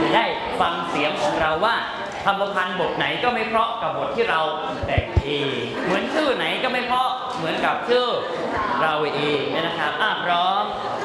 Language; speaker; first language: Thai; native; Thai